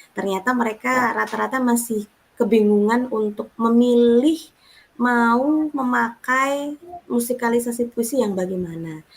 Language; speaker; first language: Indonesian; native; Indonesian